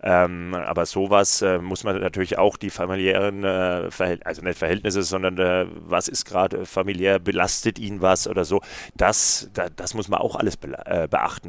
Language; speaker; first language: German; native; German